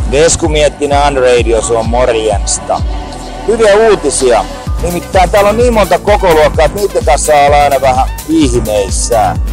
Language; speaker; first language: Finnish; native; Finnish